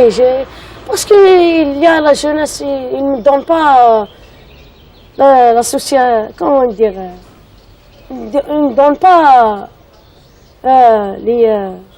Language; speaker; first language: French; non-native, learner; Arabic